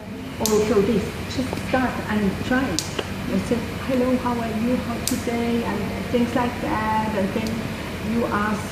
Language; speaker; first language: English; non-native, fluent; French